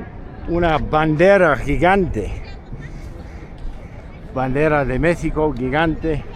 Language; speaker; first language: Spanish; non-native, learner; English